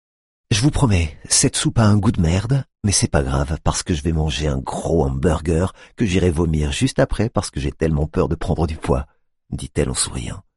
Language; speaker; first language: French; native; French